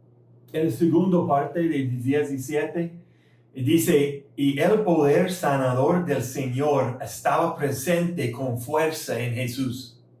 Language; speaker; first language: Spanish; non-native, fluent; English